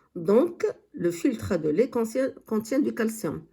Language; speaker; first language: French; non-native, local second language; Arabic